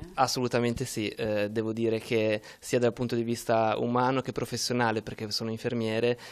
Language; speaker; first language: Italian; native; Italian